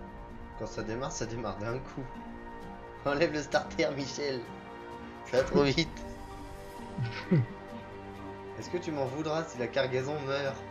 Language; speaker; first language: French; native; French